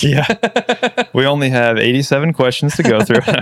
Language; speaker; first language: English; native; English